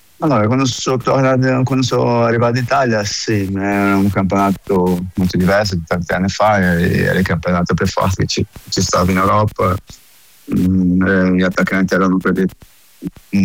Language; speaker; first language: Italian; non-native, fluent; Portuguese